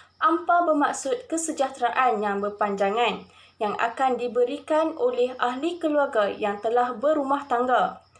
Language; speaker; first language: Malay; native; Malay